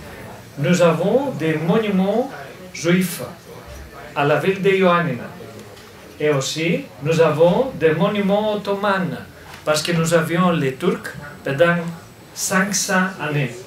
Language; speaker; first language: French; non-native, fluent; Greek